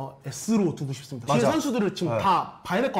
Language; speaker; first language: Korean; native; Korean